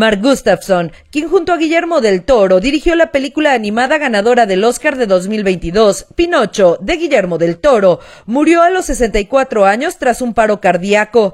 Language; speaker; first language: Spanish; native; Spanish